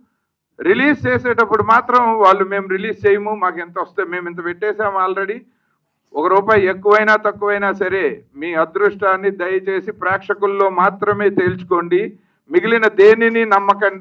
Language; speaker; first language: Telugu; native; Telugu